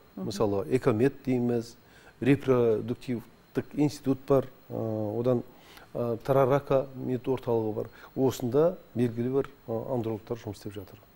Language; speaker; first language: Kazakh; native; Kazakh